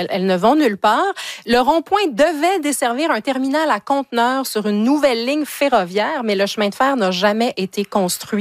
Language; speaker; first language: French; native; French